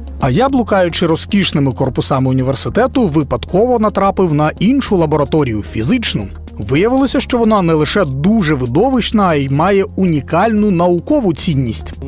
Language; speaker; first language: Ukrainian; native; Ukrainian